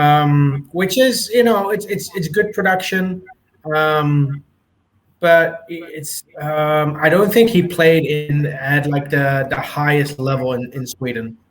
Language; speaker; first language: English; native; English